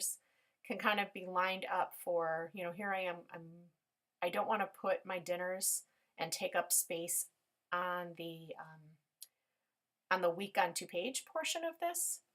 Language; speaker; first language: English; native; English